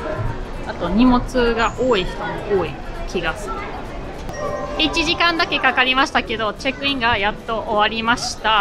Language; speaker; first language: Japanese; non-native, fluent; German